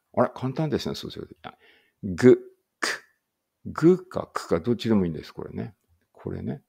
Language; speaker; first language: Japanese; native; Japanese